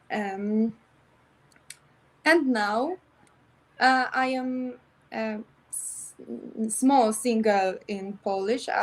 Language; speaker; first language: English; non-native, learner; Polish